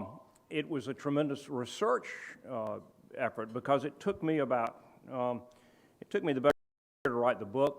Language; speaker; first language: English; native; English